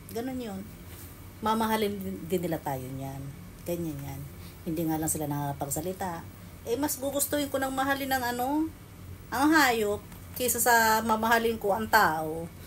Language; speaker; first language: Filipino; native; Filipino